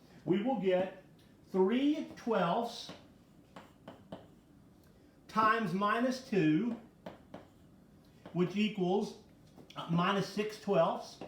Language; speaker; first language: English; native; English